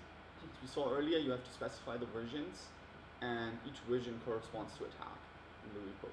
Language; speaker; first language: English; non-native, fluent; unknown